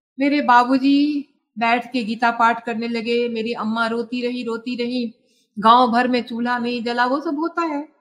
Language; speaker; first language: Hindi; native; Hindi